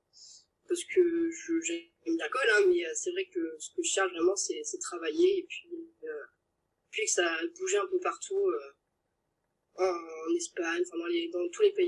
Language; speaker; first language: French; native; French